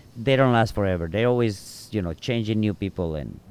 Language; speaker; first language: English; non-native, fluent; Spanish